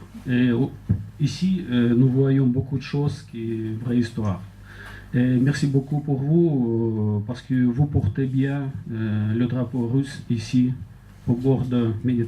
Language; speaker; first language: French; non-native, fluent; Russian